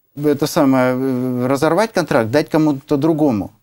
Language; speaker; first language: Russian; native; Russian